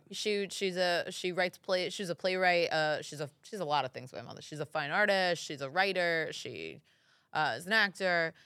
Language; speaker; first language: English; early bilingual, other home language; Italian